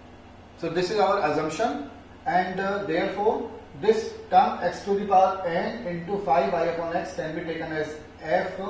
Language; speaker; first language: English; non-native, local second language; Hindi